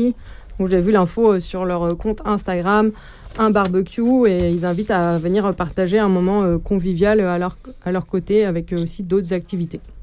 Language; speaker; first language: French; native; French